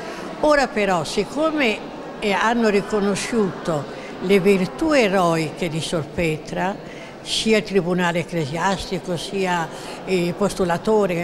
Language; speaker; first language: Italian; native; Italian